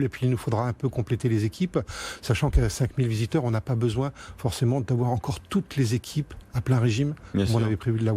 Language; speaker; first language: French; native; French